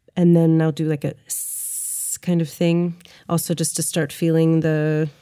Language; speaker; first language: English; native; English